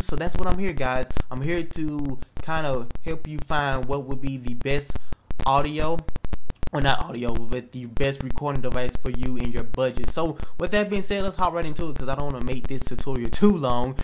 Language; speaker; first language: English; native; English